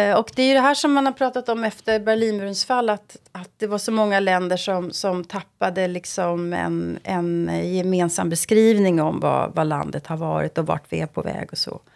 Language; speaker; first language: Swedish; native; Swedish